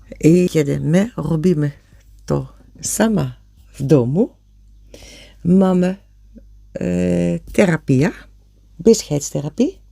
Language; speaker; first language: Polish; non-native, learner; Dutch